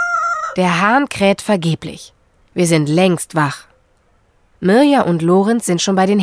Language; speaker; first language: German; native; German